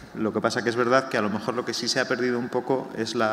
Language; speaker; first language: Spanish; native; Spanish